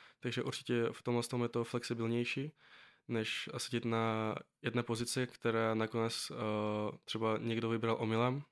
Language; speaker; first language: Czech; non-native, fluent; Azerbaijani